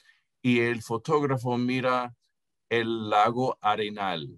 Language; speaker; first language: Spanish; non-native, fluent; English